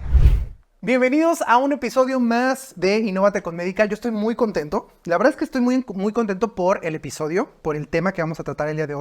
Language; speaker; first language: Spanish; native; Spanish